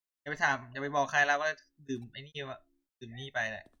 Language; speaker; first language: Thai; native; Thai